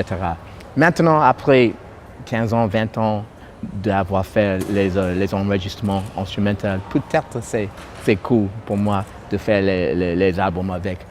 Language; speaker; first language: French; non-native, fluent; English